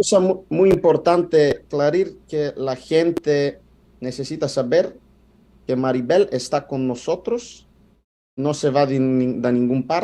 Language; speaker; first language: Spanish; non-native, fluent; Italian